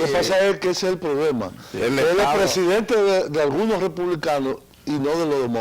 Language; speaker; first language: Spanish; native; Spanish